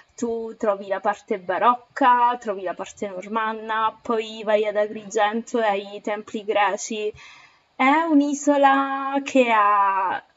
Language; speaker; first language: Italian; native; Italian